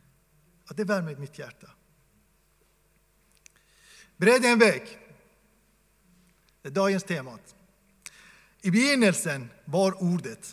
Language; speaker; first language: Swedish; non-native, fluent; Persian